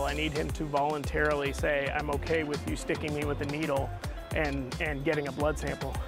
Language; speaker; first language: English; native; English